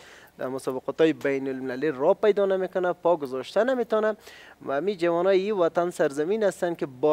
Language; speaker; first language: Persian; native; Persian